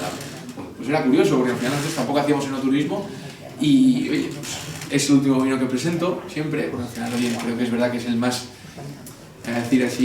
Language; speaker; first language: Spanish; native; Spanish